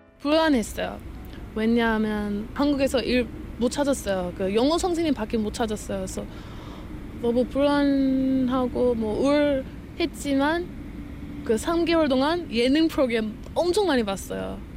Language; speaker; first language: Korean; non-native, learner; English